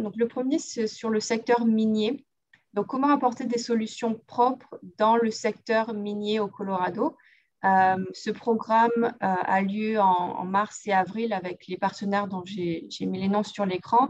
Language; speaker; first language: French; native; French